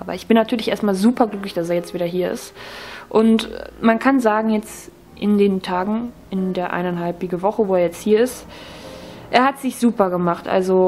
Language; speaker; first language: German; native; German